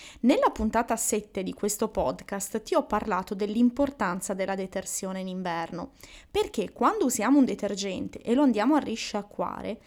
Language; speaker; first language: Italian; native; Italian